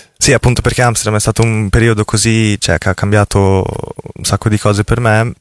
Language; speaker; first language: Italian; native; Italian